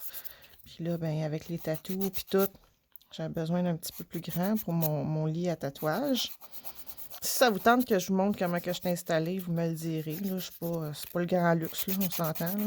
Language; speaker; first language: French; native; French